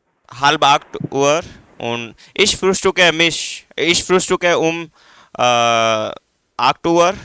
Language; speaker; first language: German; non-native, learner; Hindi